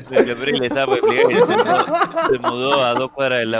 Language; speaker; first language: Spanish; native; Spanish